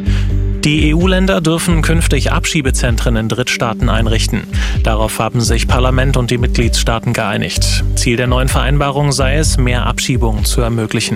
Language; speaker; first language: German; native; German